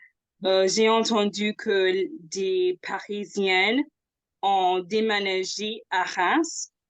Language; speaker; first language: French; non-native, fluent; English